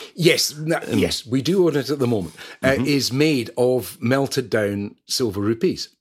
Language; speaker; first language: English; native; English